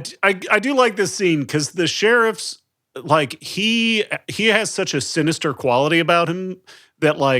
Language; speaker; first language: English; native; English